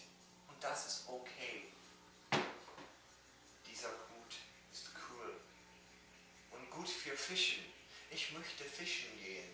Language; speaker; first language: German; non-native, learner; English